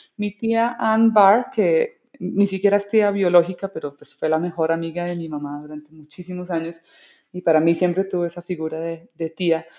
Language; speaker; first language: Spanish; early bilingual, other home language; English